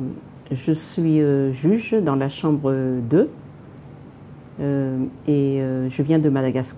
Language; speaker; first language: French; non-native, local second language; Malagasy